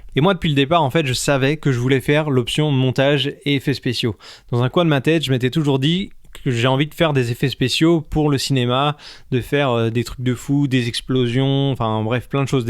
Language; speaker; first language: French; native; French